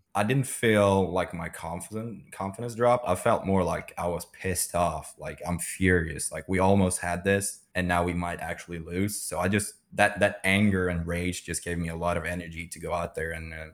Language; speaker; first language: English; non-native, fluent; Swedish